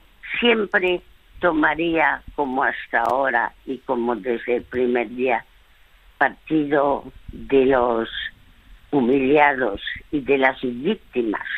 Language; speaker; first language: Spanish; early bilingual, other home language; French